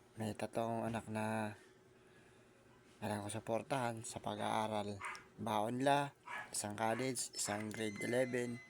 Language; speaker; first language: Filipino; native; Filipino